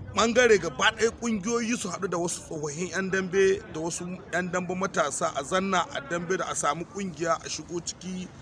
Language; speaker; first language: Hausa; native; Hausa